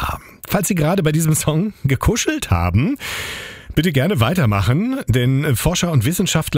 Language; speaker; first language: German; native; German